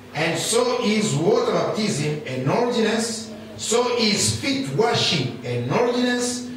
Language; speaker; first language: English; non-native, fluent; Lingala